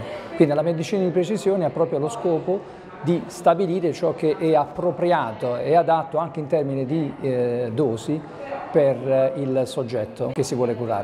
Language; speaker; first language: Italian; native; Italian